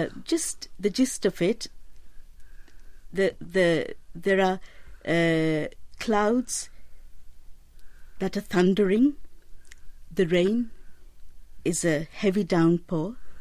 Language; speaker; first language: English; non-native, local second language; Bangla